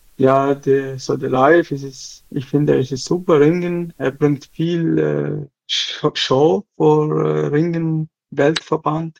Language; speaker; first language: German; non-native, learner; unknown